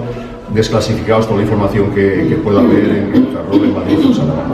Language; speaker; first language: Spanish; native; Spanish